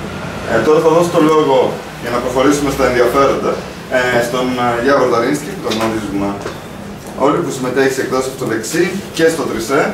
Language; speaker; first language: Greek; native; Greek